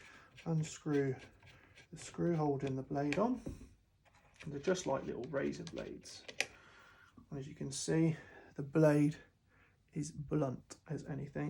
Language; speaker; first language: English; native; English